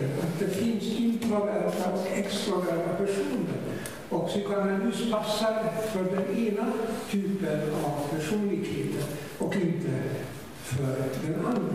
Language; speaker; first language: Swedish; non-native, fluent; German